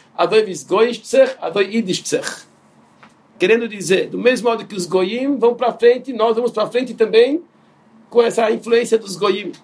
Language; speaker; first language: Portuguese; non-native, fluent; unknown